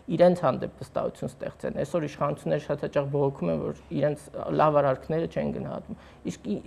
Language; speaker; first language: Armenian; native; Armenian